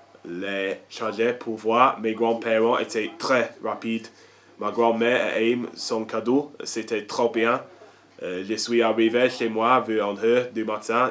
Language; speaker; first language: French; non-native, learner; English